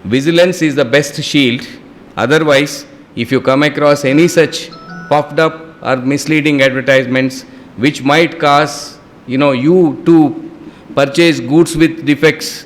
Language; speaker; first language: English; non-native, local second language; Telugu